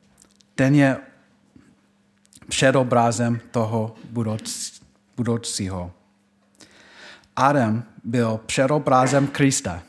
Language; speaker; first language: Czech; non-native, fluent; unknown